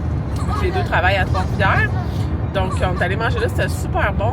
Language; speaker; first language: French; native; French